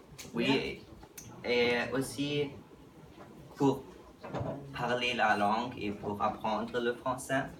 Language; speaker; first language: French; non-native, learner; English